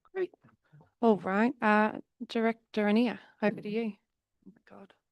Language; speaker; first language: English; native; English